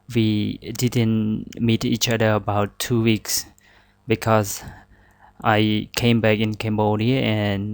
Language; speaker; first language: English; non-native, learner; Khmer